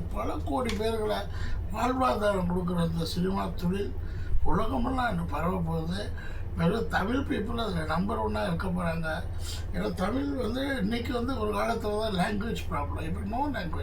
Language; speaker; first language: Tamil; native; Tamil